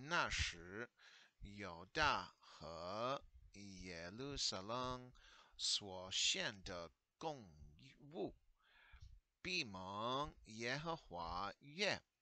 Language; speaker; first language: Chinese; non-native, fluent; English